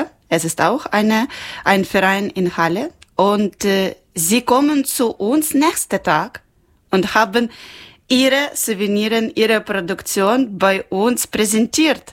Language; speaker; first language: German; non-native, learner; Ukrainian